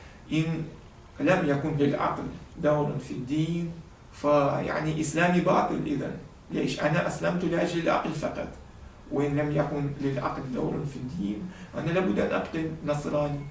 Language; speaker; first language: Arabic; non-native, fluent; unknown